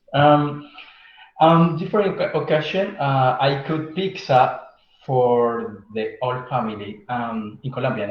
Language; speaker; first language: English; non-native, learner; Spanish